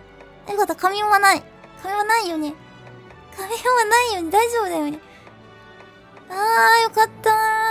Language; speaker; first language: Japanese; native; Japanese